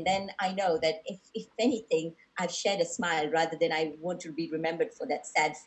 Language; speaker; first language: English; non-native, local second language; Gujarati